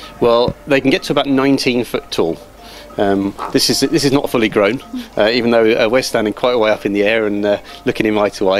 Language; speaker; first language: English; native; English